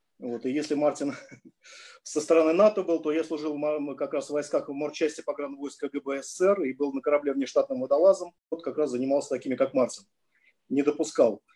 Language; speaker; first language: Russian; native; Russian